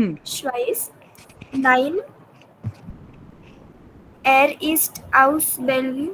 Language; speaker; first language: German; non-native, learner; Marathi